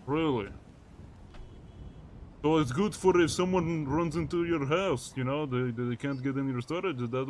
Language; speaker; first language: English; native; English